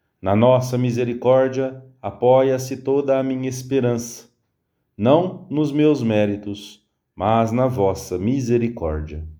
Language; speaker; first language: Portuguese; native; Portuguese